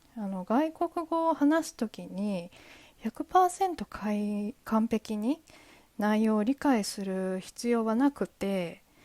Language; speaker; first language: Japanese; native; Japanese